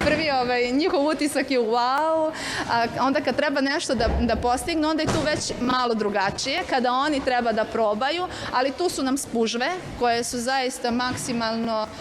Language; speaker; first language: Bosnian; native; Bosnian